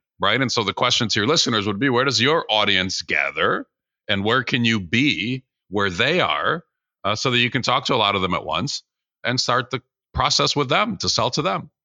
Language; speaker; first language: English; early bilingual, other home language; Russian